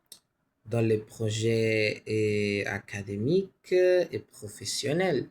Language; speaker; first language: French; non-native, learner; Spanish